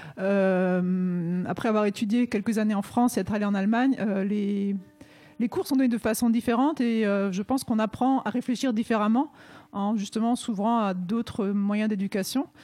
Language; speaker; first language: French; native; French